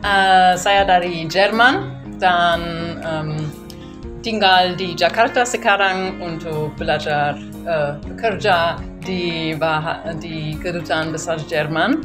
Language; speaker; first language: Indonesian; non-native, learner; German